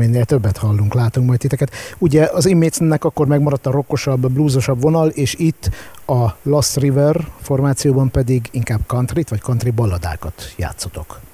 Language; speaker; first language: Hungarian; native; Hungarian